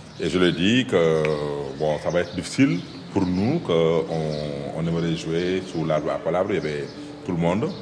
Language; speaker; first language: French; non-native, local second language; Wolof